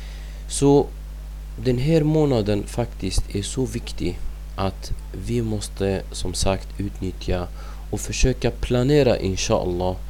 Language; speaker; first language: Swedish; non-native, fluent; Arabic